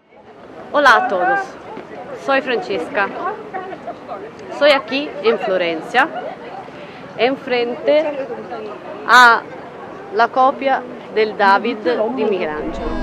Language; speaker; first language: Spanish; non-native, fluent; Italian